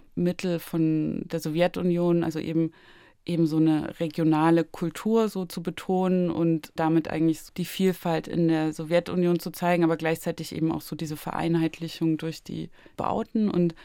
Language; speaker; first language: German; native; German